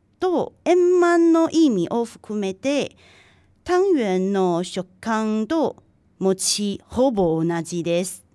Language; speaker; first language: Japanese; non-native, fluent; Chinese